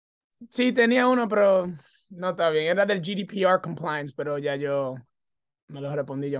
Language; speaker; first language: Spanish; early bilingual, heritage; English